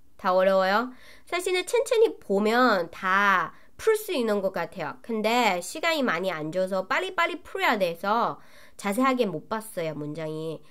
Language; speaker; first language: Korean; non-native, learner; Chinese